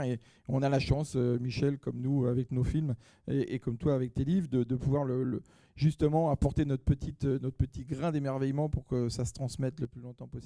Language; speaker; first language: French; native; French